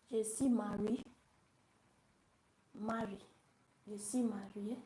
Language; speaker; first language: French; non-native, learner; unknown